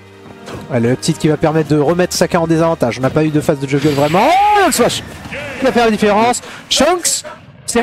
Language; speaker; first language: French; native; French